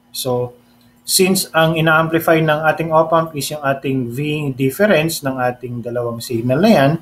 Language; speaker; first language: English; non-native, local second language; Filipino